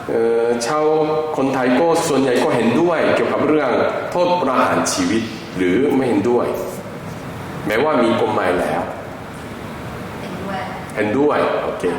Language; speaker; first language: Thai; non-native, fluent; Korean